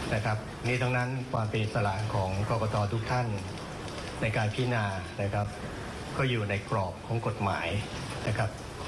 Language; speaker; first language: Thai; native; Thai